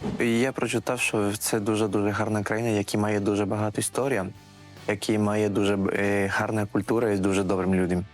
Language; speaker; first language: Ukrainian; non-native, learner; Spanish